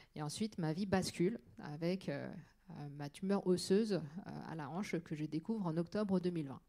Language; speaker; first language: French; native; French